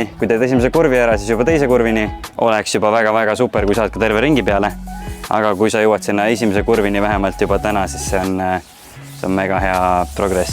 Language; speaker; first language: Estonian; native; Estonian